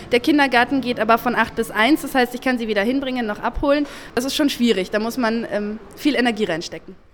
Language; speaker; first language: German; native; German